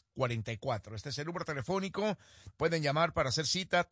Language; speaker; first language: Spanish; native; Spanish